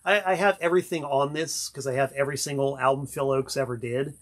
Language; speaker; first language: English; native; English